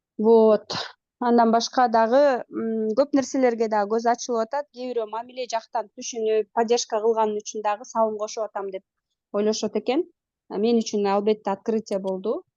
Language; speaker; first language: Kyrgyz; native; Kyrgyz